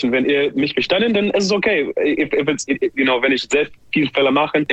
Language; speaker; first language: German; non-native, learner; English